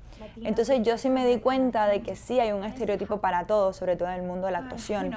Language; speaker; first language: Spanish; native; Spanish